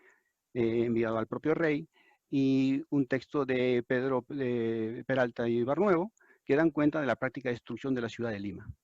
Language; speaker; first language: Spanish; native; Spanish